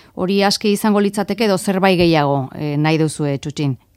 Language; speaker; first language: Basque; native; Basque